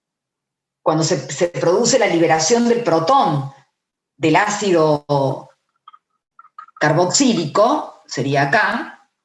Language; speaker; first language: Spanish; native; Spanish